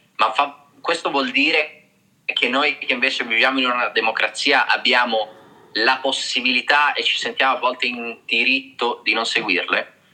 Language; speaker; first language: Italian; native; Italian